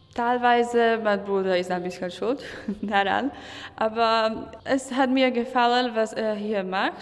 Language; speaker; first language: German; non-native, fluent; Slovak